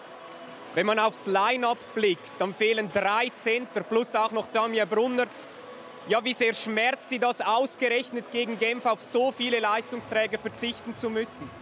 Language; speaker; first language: German; native; German